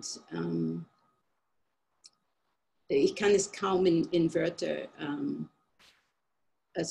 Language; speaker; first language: German; non-native, fluent; English